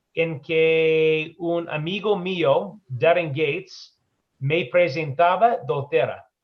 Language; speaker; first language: Spanish; non-native, learner; English